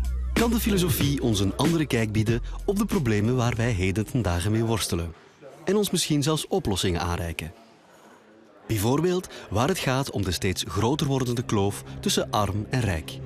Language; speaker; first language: Dutch; native; Dutch